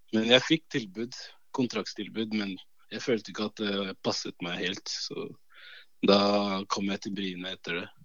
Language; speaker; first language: Norwegian; early bilingual, other home language; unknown